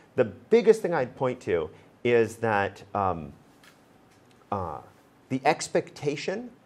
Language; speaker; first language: English; native; English